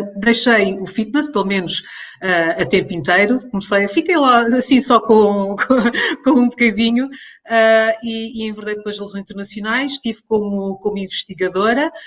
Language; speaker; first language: Portuguese; early bilingual, other home language; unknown